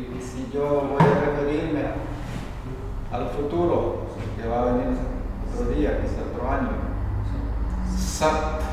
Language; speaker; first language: Spanish; non-native, local second language; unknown